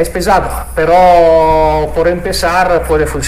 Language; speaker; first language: Spanish; non-native, fluent; Italian